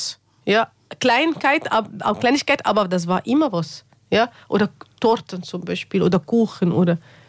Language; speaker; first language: German; non-native, learner; Arabic